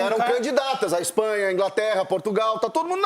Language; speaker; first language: Portuguese; native; Portuguese